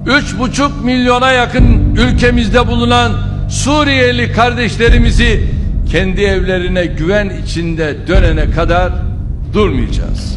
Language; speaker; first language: Turkish; native; Turkish